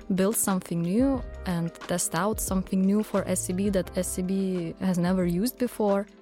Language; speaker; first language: English; non-native, fluent; Lithuanian